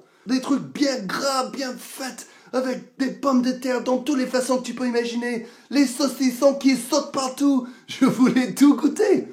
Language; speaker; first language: French; non-native, fluent; English